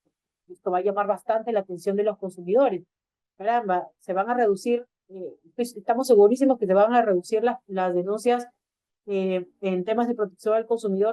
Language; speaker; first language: Spanish; native; Spanish